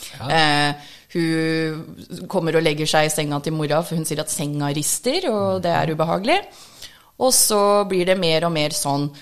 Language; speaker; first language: Norwegian; non-native, fluent; English